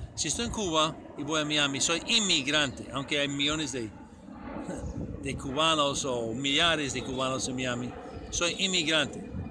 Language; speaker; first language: Spanish; non-native, fluent; English